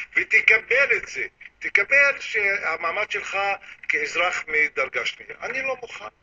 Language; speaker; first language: Hebrew; non-native, local second language; Arabic